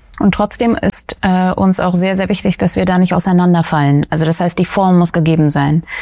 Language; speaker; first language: German; early bilingual, other home language; Russian